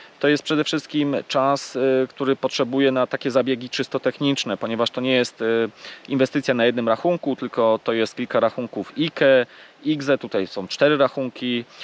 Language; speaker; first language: Polish; native; Polish